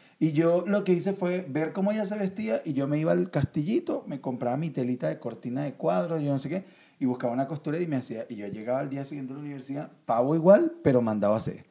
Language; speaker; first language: Spanish; native; Spanish